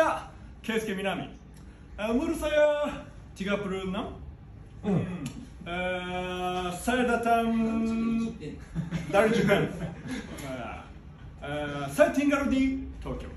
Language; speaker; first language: Indonesian; non-native, learner; Japanese